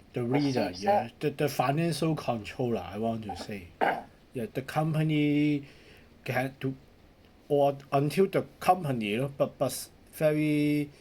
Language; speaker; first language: English; non-native, learner; Cantonese